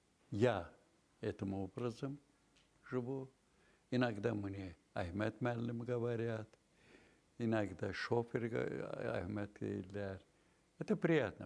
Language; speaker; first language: Russian; non-native, local second language; Azerbaijani